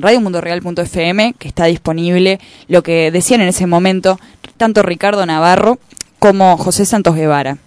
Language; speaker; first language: Spanish; native; Spanish